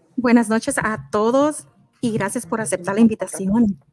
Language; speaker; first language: Spanish; native; Spanish